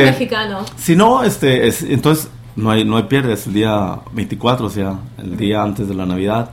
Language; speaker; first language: Spanish; native; Spanish